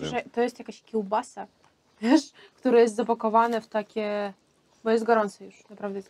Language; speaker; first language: Polish; non-native, fluent; Russian